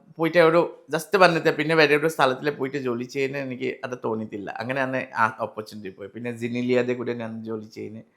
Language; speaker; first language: Malayalam; non-native, learner; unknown